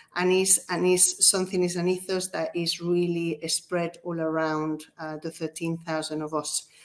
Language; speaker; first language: English; non-native, fluent; Spanish